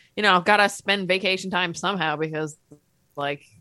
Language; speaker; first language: English; native; English